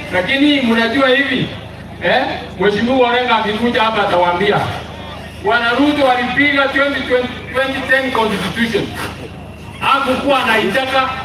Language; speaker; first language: Swahili; non-native, local second language; Gusii